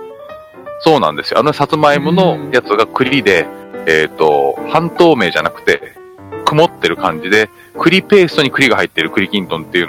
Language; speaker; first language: Japanese; native; Japanese